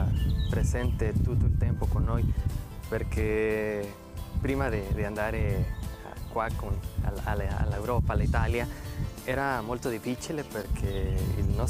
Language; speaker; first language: Italian; non-native, learner; Spanish